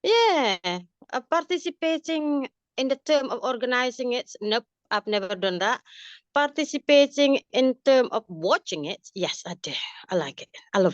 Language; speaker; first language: English; non-native, fluent; Indonesian